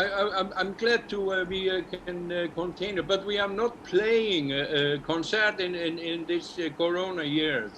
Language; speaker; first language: English; non-native, learner; Icelandic